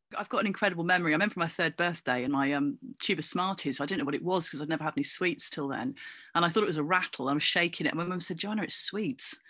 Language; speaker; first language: English; native; English